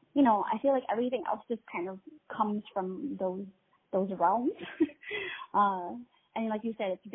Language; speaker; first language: English; native; English